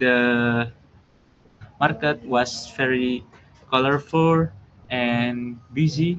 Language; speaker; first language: English; non-native, learner; Indonesian